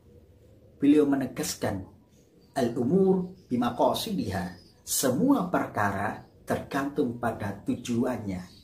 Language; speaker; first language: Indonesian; native; Indonesian